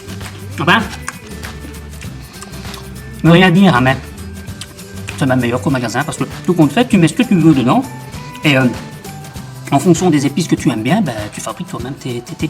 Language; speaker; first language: French; native; French